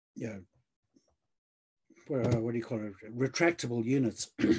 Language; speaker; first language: English; native; English